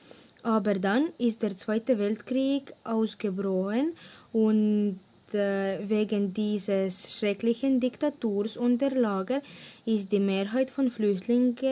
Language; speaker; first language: German; non-native, learner; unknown